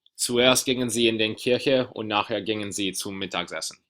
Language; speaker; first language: German; non-native, learner; English